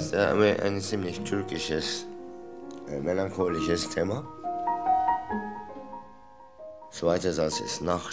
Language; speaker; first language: German; non-native, fluent; Turkish